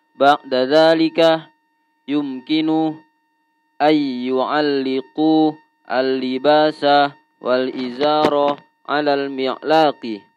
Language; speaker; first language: Arabic; non-native, learner; Indonesian